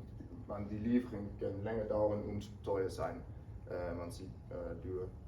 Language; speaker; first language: German; non-native, learner; Dutch